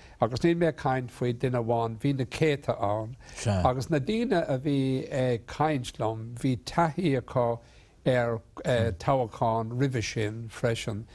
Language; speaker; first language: Irish; non-native, local second language; English